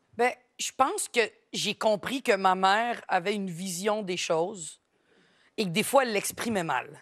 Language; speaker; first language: French; native; French